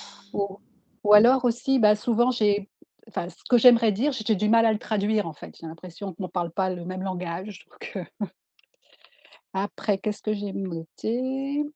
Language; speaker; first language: French; native; French